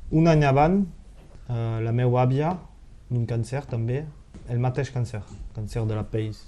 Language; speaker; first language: Catalan; non-native, local second language; French